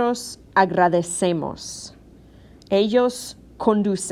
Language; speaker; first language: Spanish; non-native, fluent; English